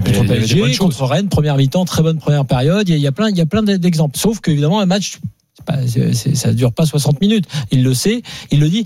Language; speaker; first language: French; native; French